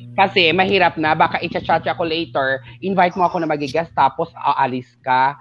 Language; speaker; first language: Filipino; non-native, local second language; Hiligaynon